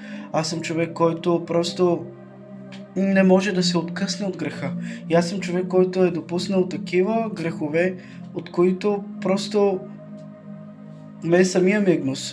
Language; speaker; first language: Bulgarian; native; Bulgarian